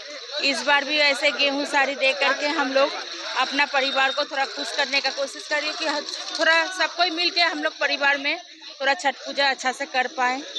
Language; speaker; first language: Hindi; non-native, local second language; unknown